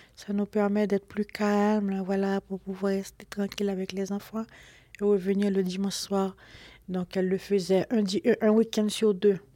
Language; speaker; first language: French; non-native, local second language; Haitian Creole